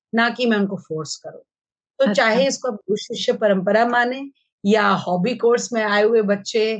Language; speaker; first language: Hindi; native; Hindi